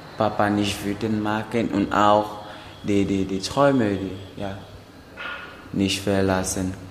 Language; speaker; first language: German; non-native, learner; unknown